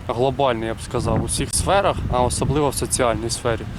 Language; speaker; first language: Ukrainian; native; Ukrainian